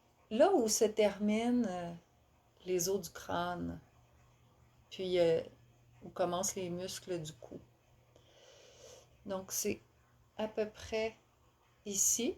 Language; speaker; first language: French; native; French